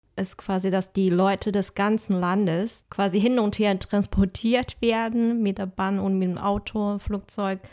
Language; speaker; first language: German; non-native, fluent; Chinese